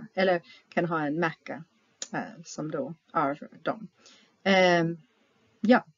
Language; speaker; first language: Swedish; non-native, fluent; English